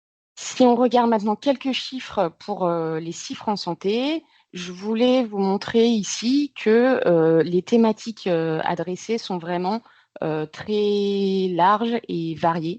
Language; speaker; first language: French; native; French